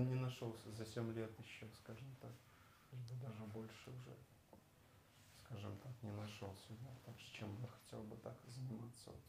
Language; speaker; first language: Russian; native; Russian